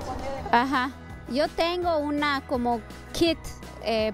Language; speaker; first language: Spanish; non-native, learner; English